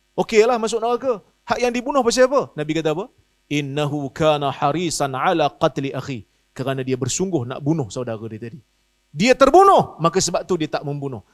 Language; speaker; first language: Malay; native; Malay